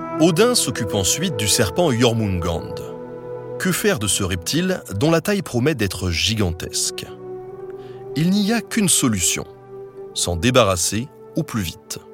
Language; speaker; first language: French; native; French